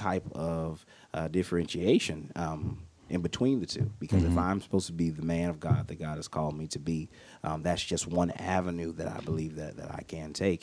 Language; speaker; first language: English; native; English